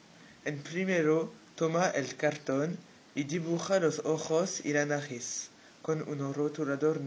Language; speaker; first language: Spanish; non-native, learner; French